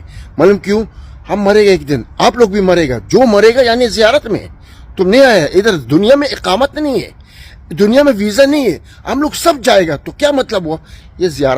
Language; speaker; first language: Hindi; non-native, learner; Arabic